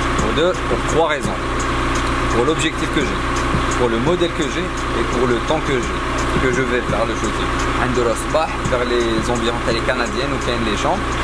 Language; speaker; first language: French; non-native, local second language; Arabic